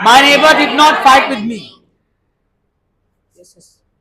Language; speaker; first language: English; non-native, fluent; Hindi